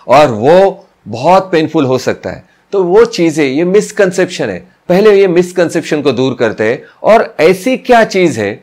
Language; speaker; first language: Hindi; non-native, local second language; Marathi